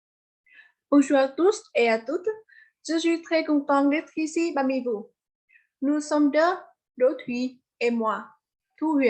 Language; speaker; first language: French; non-native, learner; Vietnamese